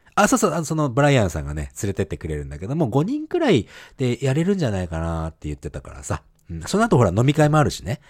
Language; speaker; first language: Japanese; native; Japanese